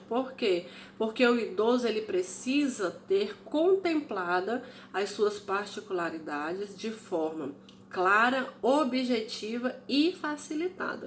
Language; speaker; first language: Portuguese; native; Portuguese